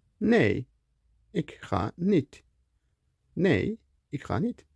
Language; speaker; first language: Dutch; non-native, learner; Turkish